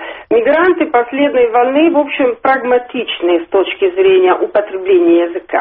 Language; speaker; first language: Russian; non-native, fluent; Italian